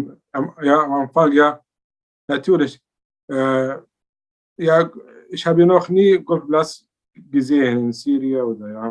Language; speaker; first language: German; non-native, learner; Arabic